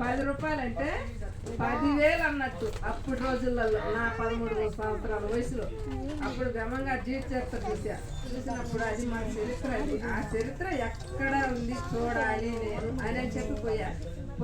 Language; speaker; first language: Telugu; native; Telugu